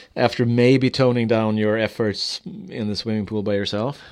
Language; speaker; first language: English; non-native, fluent; Swedish